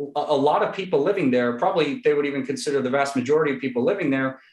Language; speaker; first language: English; native; English